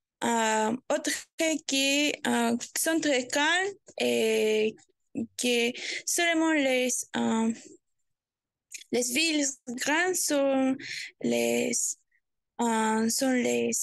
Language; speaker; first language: French; non-native, learner; Spanish